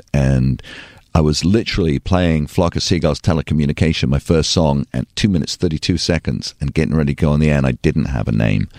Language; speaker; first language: English; native; English